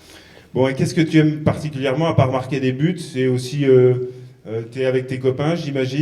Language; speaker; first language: French; native; French